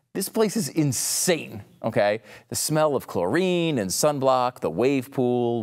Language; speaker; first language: English; native; English